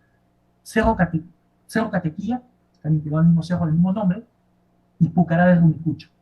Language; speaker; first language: Spanish; native; Spanish